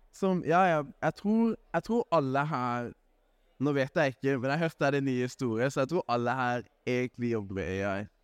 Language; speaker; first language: Norwegian; native; Norwegian